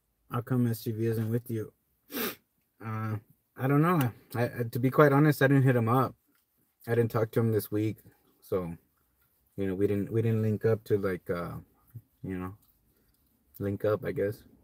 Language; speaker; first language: English; native; English